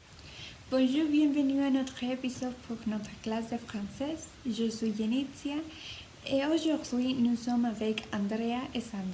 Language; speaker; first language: French; non-native, learner; Spanish